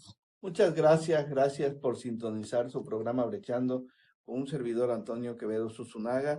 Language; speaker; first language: Spanish; native; Spanish